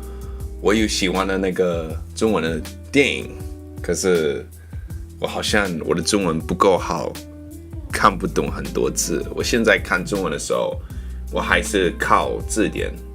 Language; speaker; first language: Chinese; non-native, learner; English